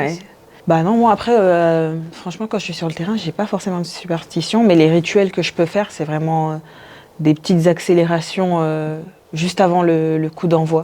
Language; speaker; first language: French; native; French